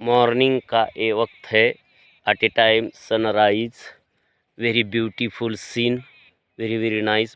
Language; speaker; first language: Hindi; non-native, local second language; Marathi